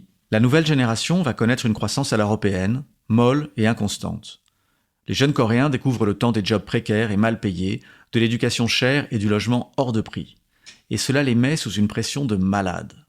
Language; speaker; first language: French; native; French